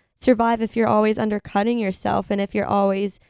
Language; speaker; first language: English; native; English